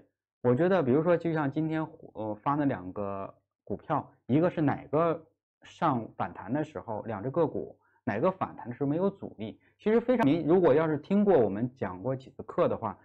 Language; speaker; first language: Chinese; native; Chinese